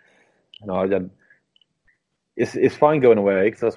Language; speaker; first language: English; native; English